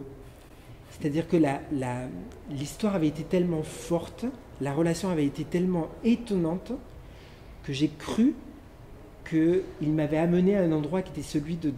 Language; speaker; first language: French; native; French